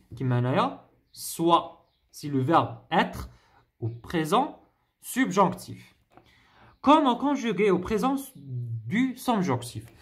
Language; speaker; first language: French; non-native, local second language; Arabic